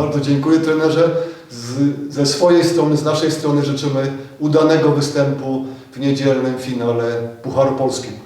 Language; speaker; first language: Polish; native; Polish